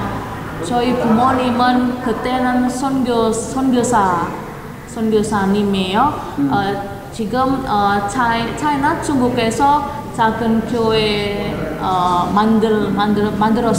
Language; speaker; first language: Korean; non-native, learner; Indonesian